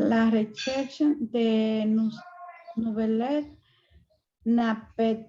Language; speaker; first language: French; non-native, learner; Spanish